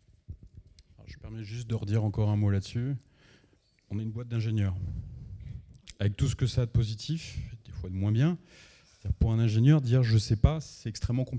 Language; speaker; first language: French; native; French